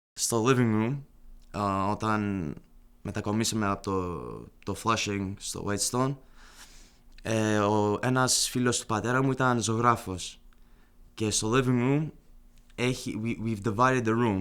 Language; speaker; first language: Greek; early bilingual, heritage; Greek